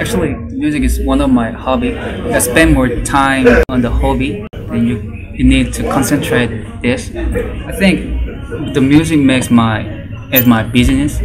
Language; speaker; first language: English; non-native, learner; Korean